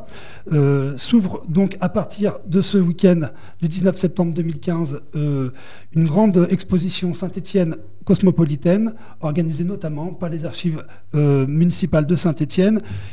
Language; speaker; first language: French; native; French